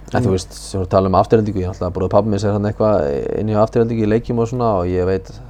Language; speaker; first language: Icelandic; native; Icelandic